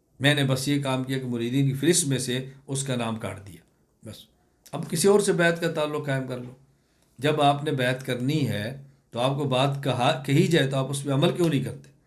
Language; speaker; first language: Urdu; non-native, local second language; Punjabi